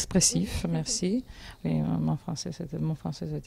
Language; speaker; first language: French; non-native, learner; Georgian